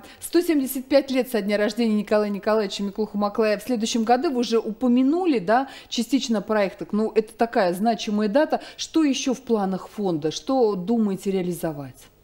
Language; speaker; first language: Russian; native; Russian